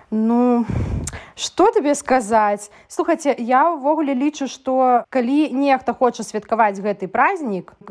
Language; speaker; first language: Belarusian; non-native, local second language; Russian